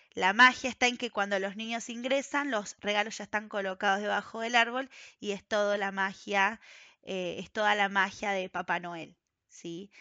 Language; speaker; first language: Spanish; native; Spanish